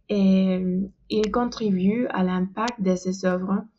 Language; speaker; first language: French; non-native, fluent; Spanish